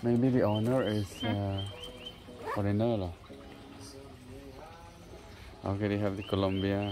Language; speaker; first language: English; non-native, local second language; Cebuano